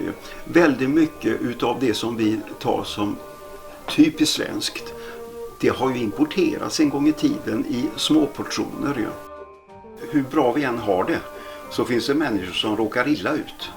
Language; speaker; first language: Swedish; native; Swedish